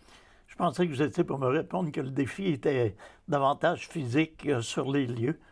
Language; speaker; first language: French; native; French